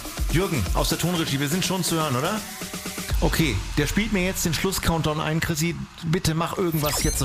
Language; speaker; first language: German; native; German